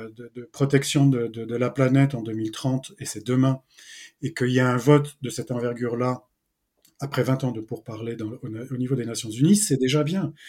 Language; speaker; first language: French; native; French